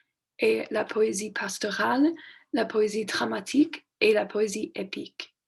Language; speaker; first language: French; non-native, learner; English